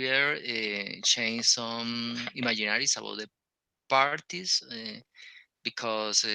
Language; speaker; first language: English; non-native, learner; Spanish